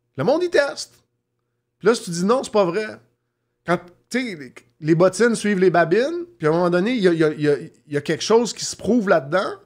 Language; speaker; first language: French; native; French